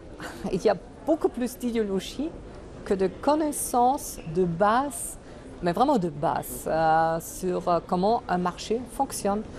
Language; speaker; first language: French; non-native, fluent; German